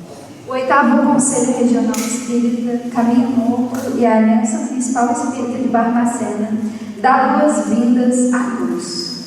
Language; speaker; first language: Portuguese; native; Portuguese